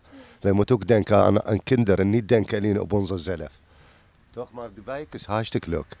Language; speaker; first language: Dutch; non-native, local second language; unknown